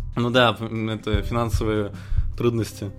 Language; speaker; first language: Russian; native; Russian